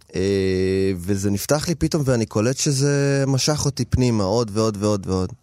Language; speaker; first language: Hebrew; native; Hebrew